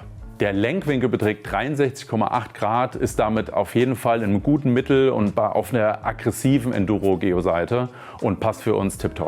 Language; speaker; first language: German; native; German